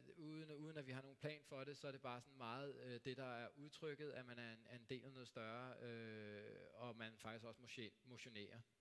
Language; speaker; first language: Danish; native; Danish